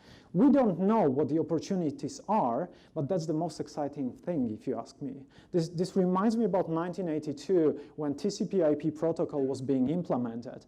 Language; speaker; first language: English; non-native, fluent; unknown